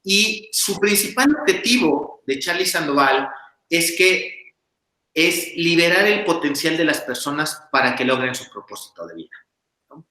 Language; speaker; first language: Spanish; native; Spanish